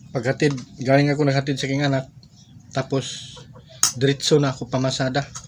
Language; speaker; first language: Filipino; non-native, local second language; Cebuano